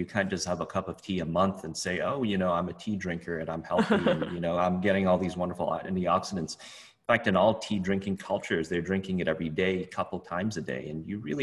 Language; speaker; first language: English; non-native, local second language; Cantonese